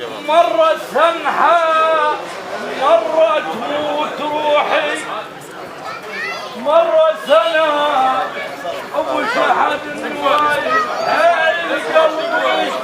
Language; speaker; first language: Arabic; native; Arabic